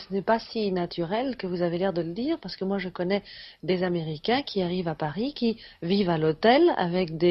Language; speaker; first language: French; native; French